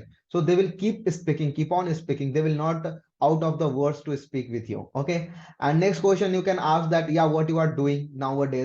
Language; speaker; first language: English; non-native, learner; Kannada